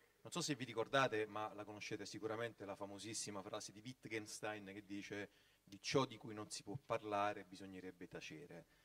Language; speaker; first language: Italian; native; Italian